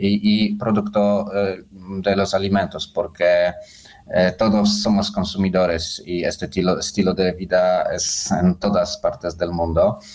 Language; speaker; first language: Spanish; non-native, learner; Polish